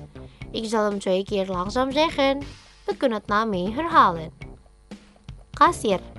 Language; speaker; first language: Dutch; non-native, fluent; Indonesian